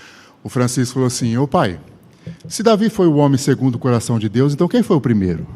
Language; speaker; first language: Portuguese; native; Portuguese